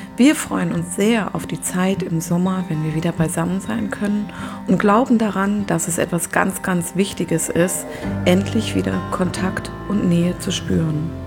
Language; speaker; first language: German; native; German